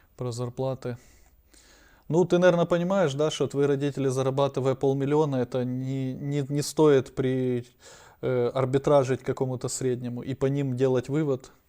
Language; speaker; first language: Russian; non-native, local second language; Ukrainian